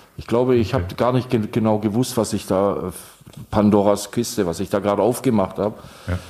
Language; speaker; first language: German; non-native, fluent; Czech